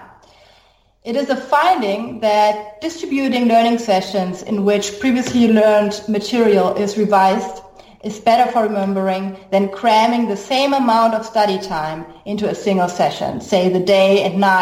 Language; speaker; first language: English; non-native, fluent; German